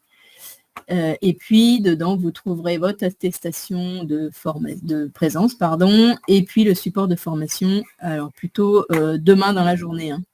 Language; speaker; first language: French; native; French